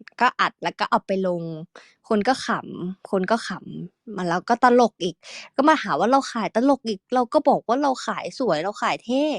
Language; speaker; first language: Thai; native; Thai